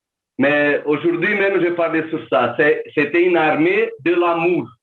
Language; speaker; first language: French; non-native, learner; Portuguese